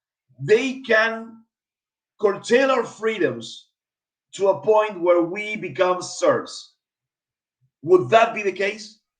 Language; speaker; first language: English; non-native, fluent; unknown